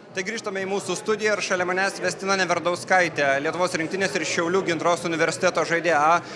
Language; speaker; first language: Lithuanian; native; Lithuanian